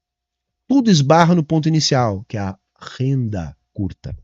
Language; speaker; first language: Portuguese; native; Portuguese